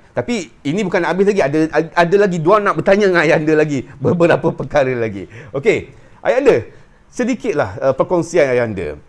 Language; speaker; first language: Malay; native; Malay